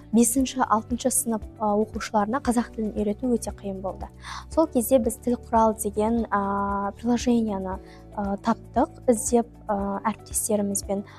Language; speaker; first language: Kazakh; non-native, local second language; Russian